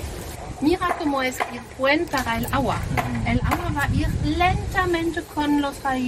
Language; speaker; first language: Spanish; non-native, learner; German